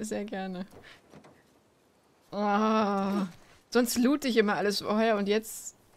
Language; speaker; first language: German; native; German